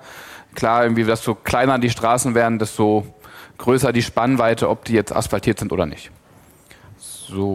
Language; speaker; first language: German; native; German